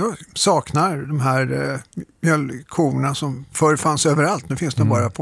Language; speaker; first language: Swedish; native; Swedish